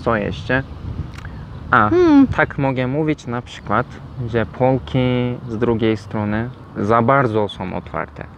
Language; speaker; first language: Polish; non-native, learner; Turkish